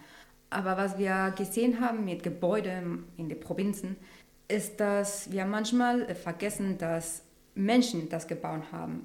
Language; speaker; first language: German; non-native, learner; Spanish